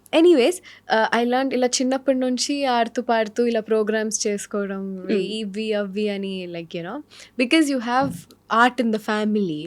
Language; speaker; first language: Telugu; native; Telugu